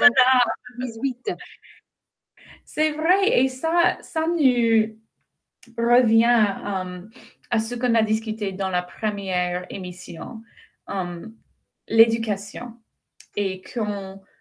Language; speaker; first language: French; non-native, fluent; English